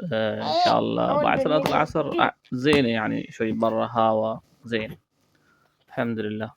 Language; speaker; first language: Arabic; non-native, learner; Bangla